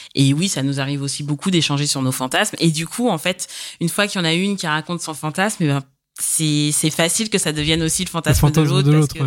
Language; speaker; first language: French; native; French